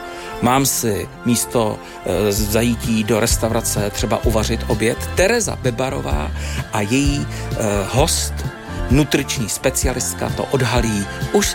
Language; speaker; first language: Czech; native; Czech